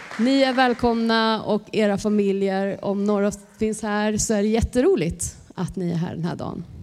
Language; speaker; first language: Swedish; native; Swedish